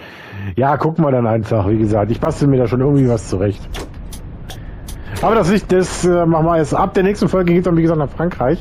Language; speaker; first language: German; native; German